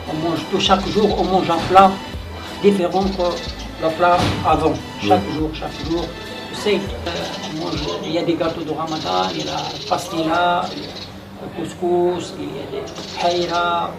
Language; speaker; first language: French; non-native, local second language; Arabic